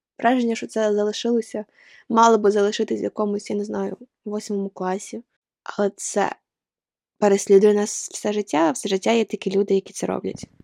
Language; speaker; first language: Ukrainian; non-native, local second language; Russian